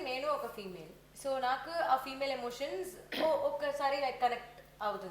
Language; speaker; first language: Telugu; non-native, learner; Tamil